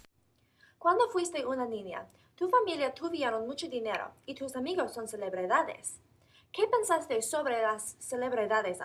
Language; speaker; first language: Spanish; non-native, learner; English